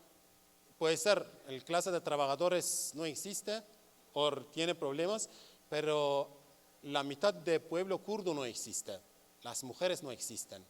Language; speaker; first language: Spanish; non-native, learner; Kurdish